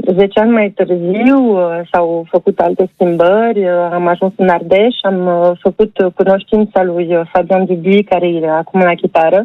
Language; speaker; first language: Romanian; early bilingual, heritage; Romanian